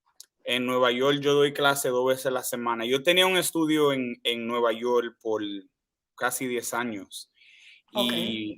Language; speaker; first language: Spanish; early bilingual, heritage; Spanish